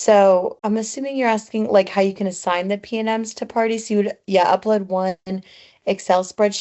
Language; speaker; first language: English; native; English